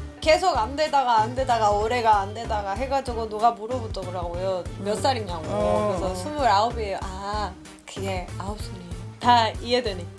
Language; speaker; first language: Korean; non-native, fluent; Spanish